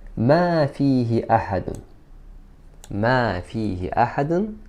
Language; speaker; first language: Arabic; non-native, fluent; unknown